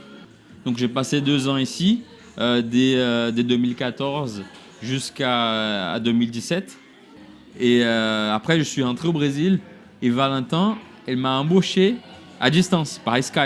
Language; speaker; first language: French; non-native, fluent; Portuguese